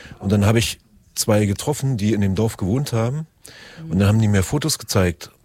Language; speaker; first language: German; native; German